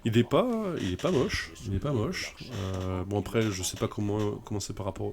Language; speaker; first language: French; native; French